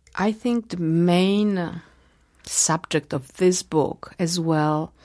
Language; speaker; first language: English; non-native, fluent; Polish